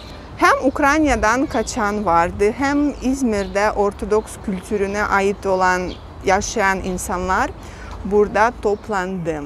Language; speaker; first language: Turkish; non-native, fluent; Russian